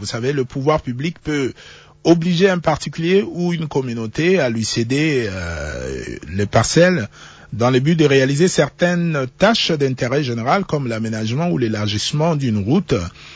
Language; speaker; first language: French; non-native, local second language; Lingala